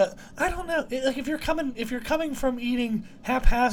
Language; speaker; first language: English; native; English